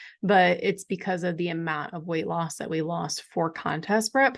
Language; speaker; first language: English; native; English